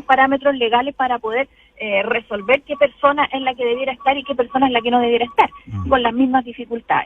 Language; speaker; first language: Spanish; native; Spanish